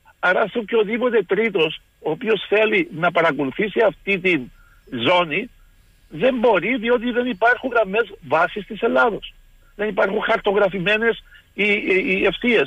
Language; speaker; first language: Greek; native; Greek